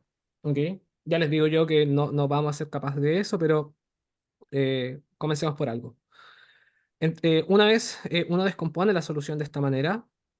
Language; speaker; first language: Spanish; native; Spanish